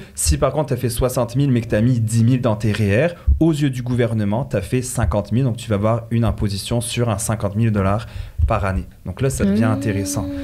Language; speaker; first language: French; native; French